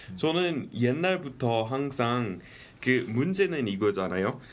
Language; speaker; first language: Korean; non-native, fluent; English